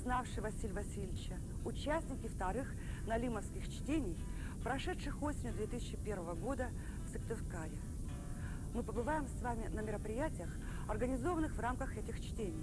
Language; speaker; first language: Russian; native; Russian